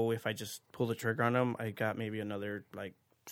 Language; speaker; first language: English; native; English